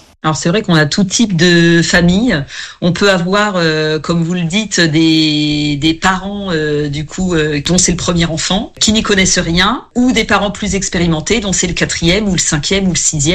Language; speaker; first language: French; native; French